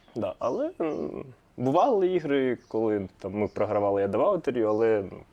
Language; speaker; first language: Ukrainian; non-native, local second language; Russian